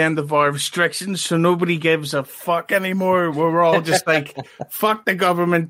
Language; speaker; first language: English; native; English